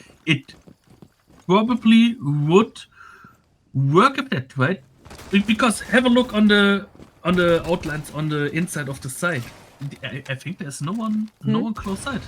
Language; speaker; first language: English; non-native, fluent; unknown